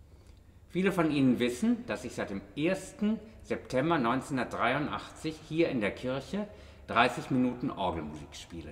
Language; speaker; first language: German; native; German